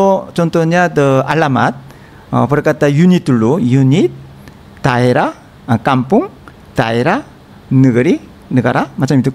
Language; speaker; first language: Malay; non-native, learner; Korean